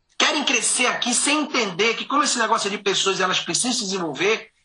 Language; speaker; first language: Portuguese; native; Portuguese